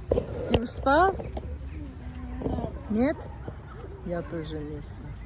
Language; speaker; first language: Russian; non-native, fluent; Armenian